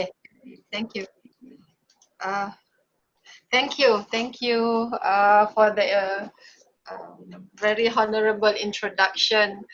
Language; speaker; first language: English; non-native, fluent; Malay